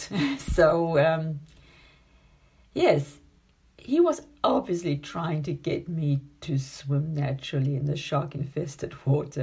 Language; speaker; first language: English; native; English